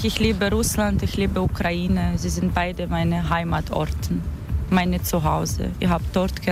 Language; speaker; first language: German; non-native, fluent; Russian